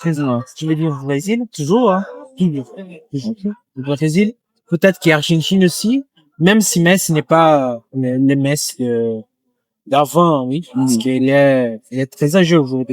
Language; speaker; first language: French; non-native, learner; Portuguese